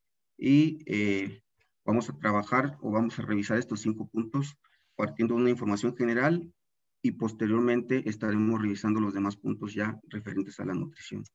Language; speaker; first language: Spanish; native; Spanish